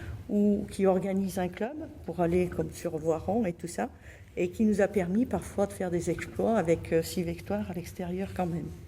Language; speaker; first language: French; native; French